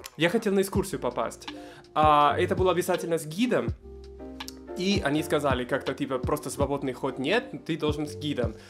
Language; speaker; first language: Russian; non-native, fluent; Spanish